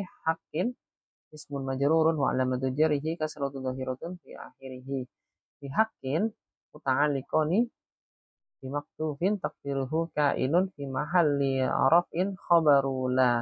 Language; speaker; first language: Arabic; non-native, fluent; Indonesian